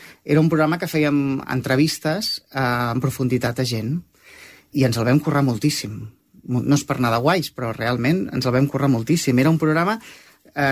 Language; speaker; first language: Catalan; native; Catalan